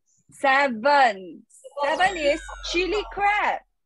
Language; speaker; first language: English; native; English